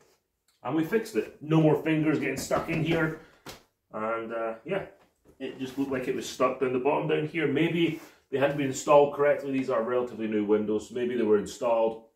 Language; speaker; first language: English; native; English